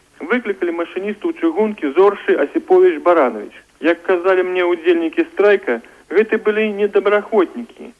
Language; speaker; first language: Belarusian; native; Belarusian